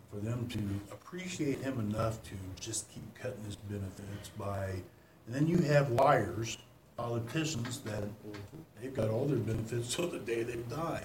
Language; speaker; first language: English; native; English